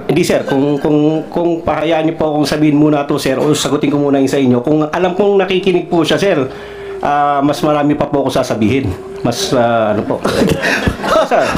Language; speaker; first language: Filipino; non-native, local second language; Cebuano